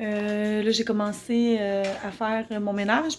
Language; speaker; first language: French; native; French